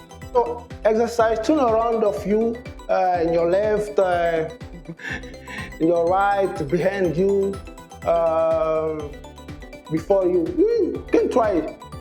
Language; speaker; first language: English; non-native, learner; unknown